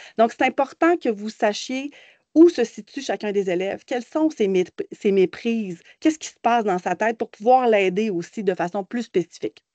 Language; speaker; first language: French; native; French